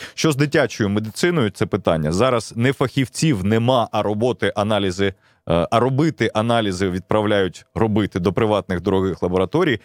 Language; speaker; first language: Ukrainian; native; Ukrainian